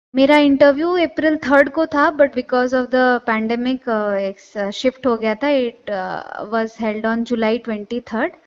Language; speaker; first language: Hindi; non-native, local second language; Odia